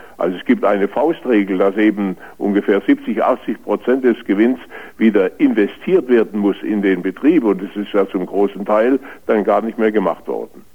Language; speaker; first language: German; native; German